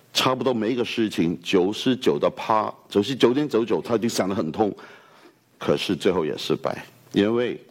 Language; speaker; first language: Chinese; non-native, fluent; Cantonese